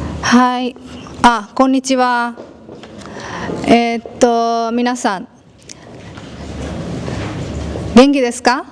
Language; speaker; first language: Japanese; non-native, fluent; Bangla